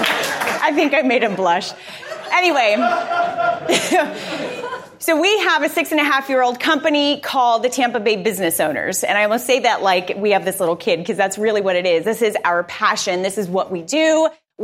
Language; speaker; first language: English; native; English